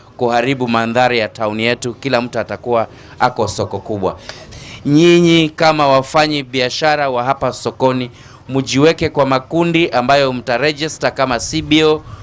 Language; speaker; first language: Swahili; native; Swahili